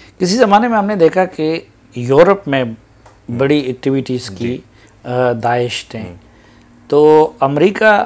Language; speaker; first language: Urdu; non-native, local second language; Pashto